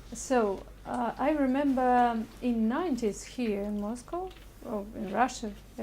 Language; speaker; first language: English; non-native, learner; Russian